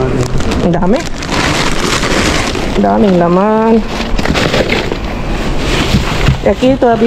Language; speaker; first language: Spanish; non-native, fluent; Filipino